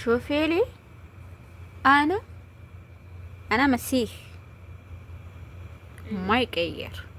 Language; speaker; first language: Arabic; non-native, learner; Amharic